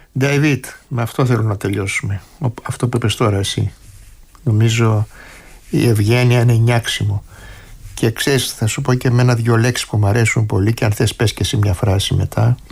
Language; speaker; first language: Greek; native; Greek